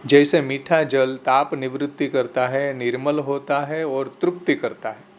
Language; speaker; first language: Hindi; non-native, local second language; Gujarati